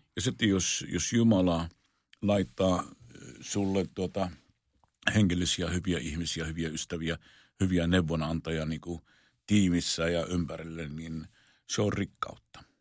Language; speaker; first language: Finnish; non-native, fluent; Arabic